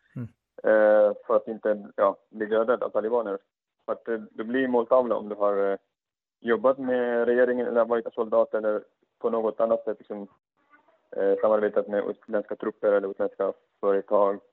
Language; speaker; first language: Swedish; non-native, fluent; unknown